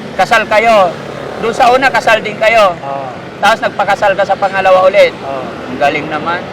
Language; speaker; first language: Filipino; non-native, local second language; Pangasinan